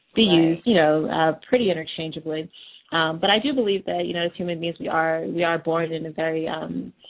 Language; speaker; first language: English; native; English